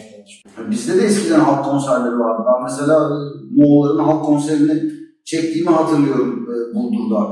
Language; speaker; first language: Turkish; native; Turkish